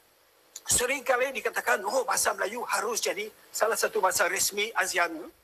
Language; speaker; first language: Indonesian; non-native, fluent; French